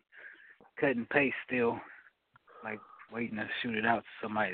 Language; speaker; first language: English; native; English